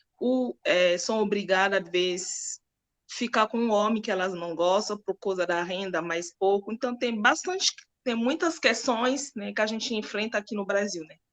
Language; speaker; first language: Portuguese; non-native, fluent; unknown